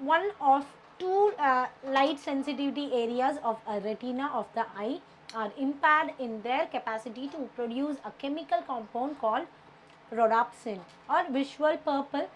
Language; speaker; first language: English; non-native, local second language; Tamil